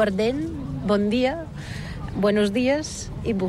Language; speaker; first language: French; non-native, learner; Bulgarian